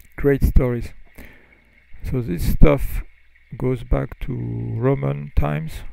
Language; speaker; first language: English; non-native, fluent; French